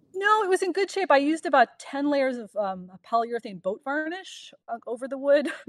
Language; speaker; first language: English; native; English